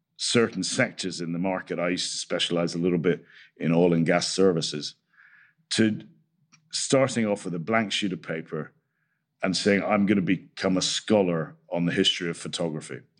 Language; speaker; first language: English; native; English